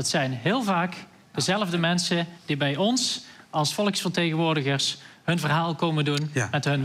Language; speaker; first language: Dutch; native; Dutch